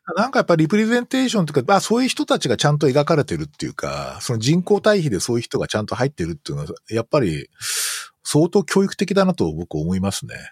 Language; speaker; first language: Japanese; native; Japanese